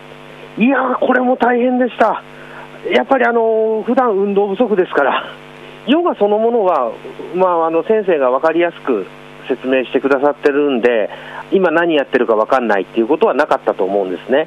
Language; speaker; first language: Japanese; native; Japanese